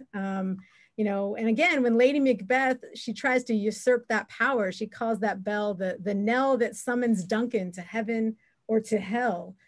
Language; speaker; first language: English; native; English